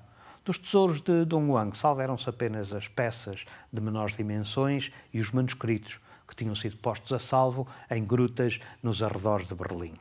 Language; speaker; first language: Portuguese; native; Portuguese